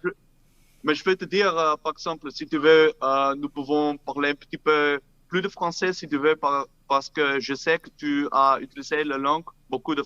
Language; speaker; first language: French; non-native, fluent; Dutch